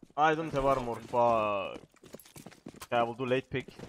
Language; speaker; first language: English; non-native, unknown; Turkish